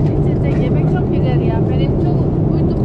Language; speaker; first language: Turkish; non-native, learner; Korean